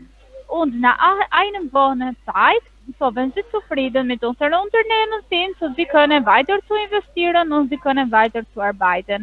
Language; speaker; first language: German; non-native, learner; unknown